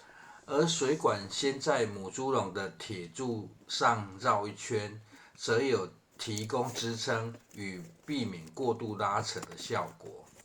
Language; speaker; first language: Chinese; native; Chinese